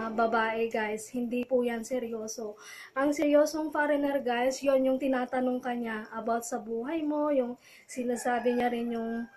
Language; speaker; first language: Filipino; non-native, local second language; Iloko